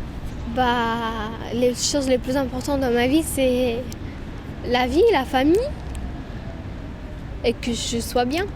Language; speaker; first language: French; early bilingual, other home language; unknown